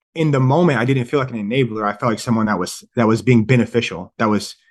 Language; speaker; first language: English; native; English